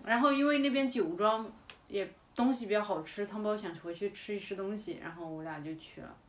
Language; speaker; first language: Chinese; native; Chinese